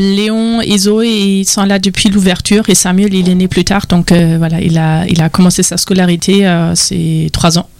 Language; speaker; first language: French; non-native, fluent; German